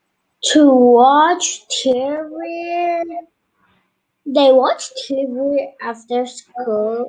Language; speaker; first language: English; non-native, learner; Turkish